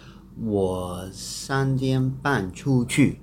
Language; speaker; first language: Chinese; non-native, fluent; English